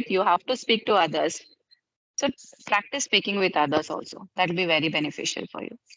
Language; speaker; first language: English; non-native, fluent; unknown